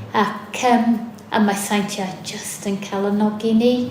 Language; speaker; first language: Welsh; non-native, fluent; English